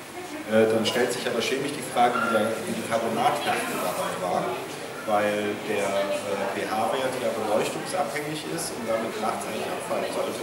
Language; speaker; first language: German; native; German